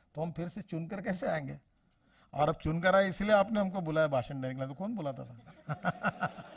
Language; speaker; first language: Hindi; non-native, local second language; Marathi